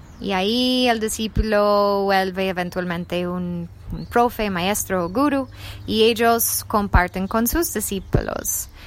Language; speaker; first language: Spanish; non-native, fluent; English